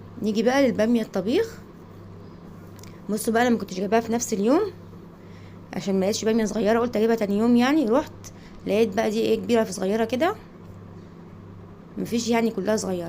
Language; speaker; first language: Arabic; native; Arabic